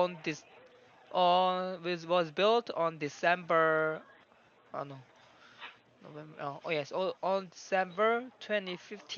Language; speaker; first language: English; non-native, learner; Korean